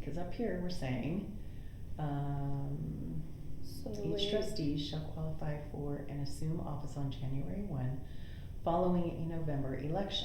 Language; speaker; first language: English; native; English